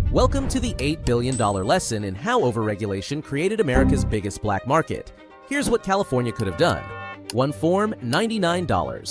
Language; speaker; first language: English; native; English